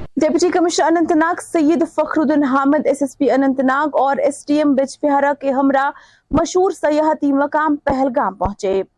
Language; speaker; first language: Urdu; non-native, local second language; Kashmiri